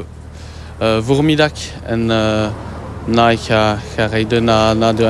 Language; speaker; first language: Dutch; non-native, local second language; French